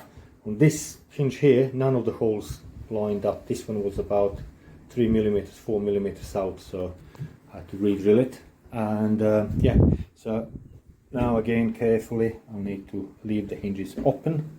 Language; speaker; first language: English; non-native, fluent; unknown